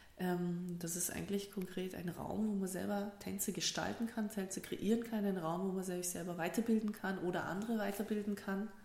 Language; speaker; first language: German; early bilingual, other home language; Russian